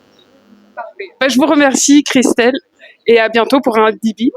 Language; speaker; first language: French; native; French